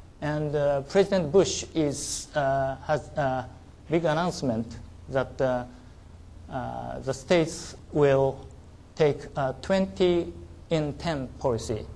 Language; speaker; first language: English; non-native, learner; Japanese